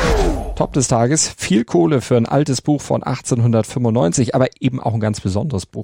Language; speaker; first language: German; native; German